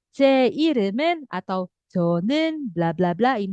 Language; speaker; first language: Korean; non-native, fluent; Indonesian